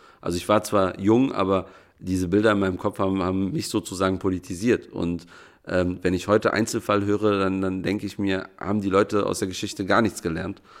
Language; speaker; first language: German; native; German